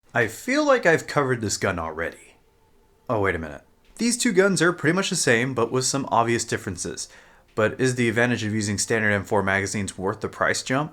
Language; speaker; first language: English; native; English